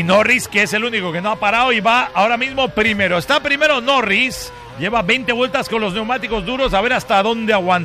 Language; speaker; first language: Spanish; native; Spanish